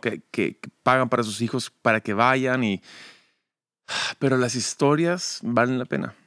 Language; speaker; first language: Spanish; early bilingual, other home language; English